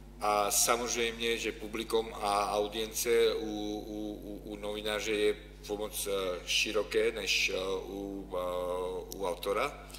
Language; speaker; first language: Czech; non-native, fluent; Ukrainian